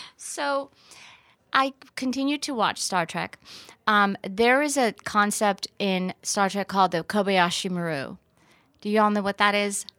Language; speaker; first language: English; early bilingual, other home language; Persian